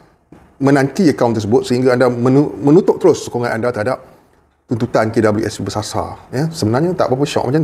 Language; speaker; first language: Malay; native; Malay